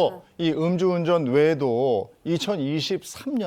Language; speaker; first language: Korean; native; Korean